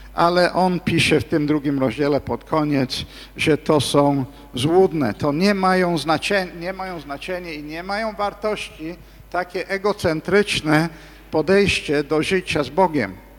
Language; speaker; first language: Polish; non-native, fluent; English